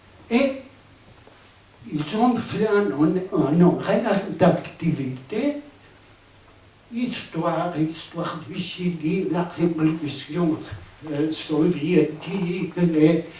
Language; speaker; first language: French; non-native, fluent; Spanish